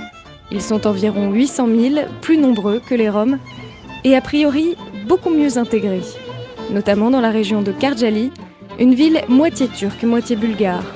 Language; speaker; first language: French; native; French